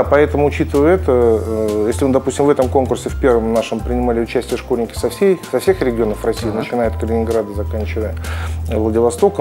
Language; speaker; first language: Russian; native; Russian